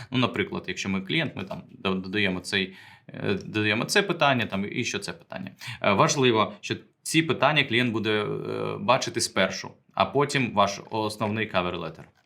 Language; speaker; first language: Ukrainian; native; Ukrainian